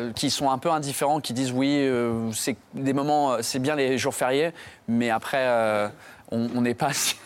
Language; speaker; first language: French; non-native, fluent; English